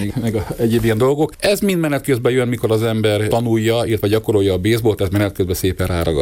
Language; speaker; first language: Hungarian; native; Hungarian